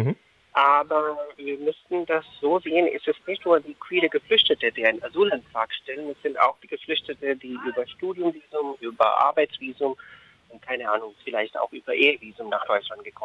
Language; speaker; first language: German; non-native, fluent; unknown